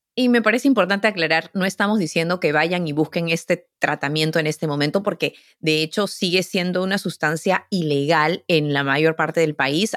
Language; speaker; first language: Spanish; native; Spanish